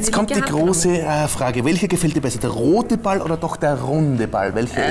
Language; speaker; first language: German; native; German